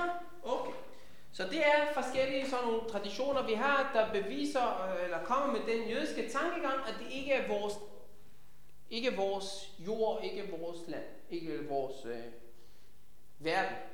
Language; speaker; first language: Danish; non-native, fluent; Hebrew